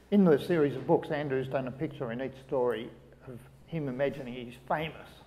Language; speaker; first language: English; native; English